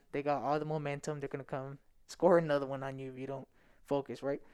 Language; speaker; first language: English; native; English